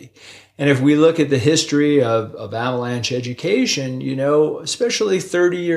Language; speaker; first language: English; native; English